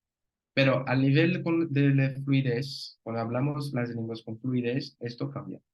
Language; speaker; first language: Spanish; non-native, fluent; Portuguese